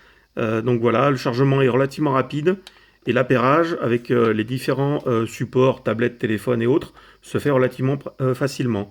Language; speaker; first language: French; native; French